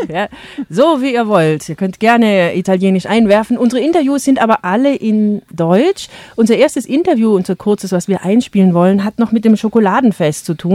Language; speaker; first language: German; native; German